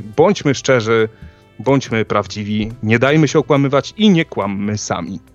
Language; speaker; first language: Polish; native; Polish